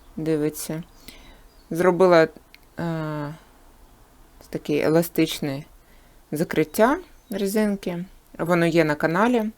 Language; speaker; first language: Ukrainian; non-native, local second language; Russian